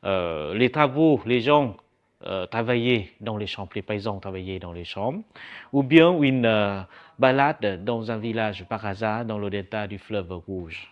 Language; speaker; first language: French; non-native, fluent; Vietnamese